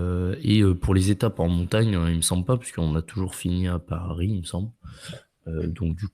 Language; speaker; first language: French; native; French